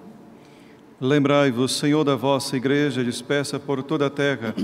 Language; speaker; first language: Portuguese; native; Portuguese